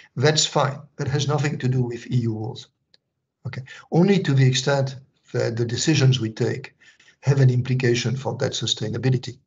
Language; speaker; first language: English; non-native, fluent; French